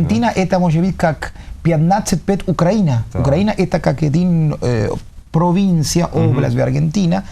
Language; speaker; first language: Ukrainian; non-native, learner; Spanish